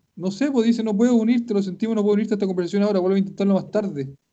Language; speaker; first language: Spanish; native; Spanish